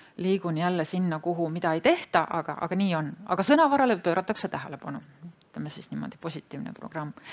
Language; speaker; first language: Estonian; native; Estonian